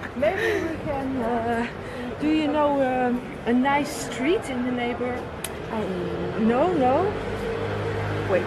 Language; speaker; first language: English; non-native, learner; Dutch